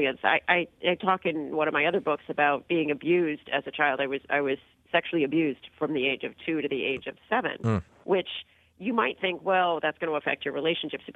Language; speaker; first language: English; native; English